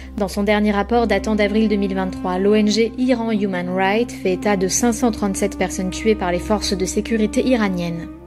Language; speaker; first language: French; native; French